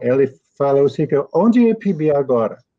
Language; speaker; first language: Portuguese; non-native, learner; English